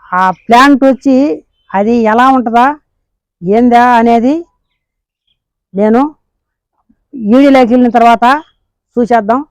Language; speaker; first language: Telugu; native; Telugu